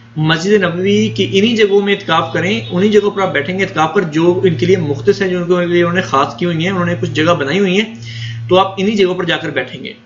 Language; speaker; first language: Hindi; non-native, local second language; Punjabi